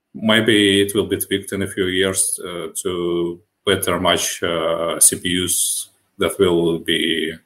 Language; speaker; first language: English; non-native, fluent; Russian